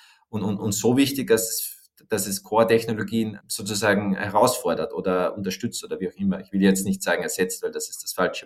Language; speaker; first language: German; native; German